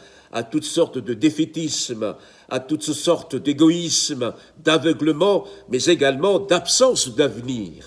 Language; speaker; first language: French; native; French